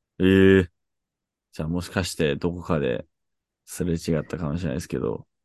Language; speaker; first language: Japanese; non-native, fluent; English